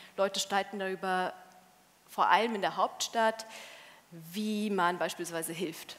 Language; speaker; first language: German; early bilingual, other home language; Polish